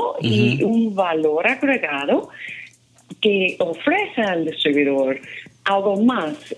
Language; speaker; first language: Spanish; non-native, fluent; English